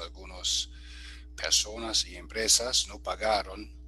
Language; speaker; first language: Spanish; non-native, fluent; German